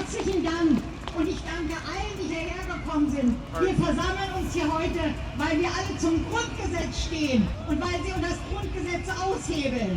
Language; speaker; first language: German; native; German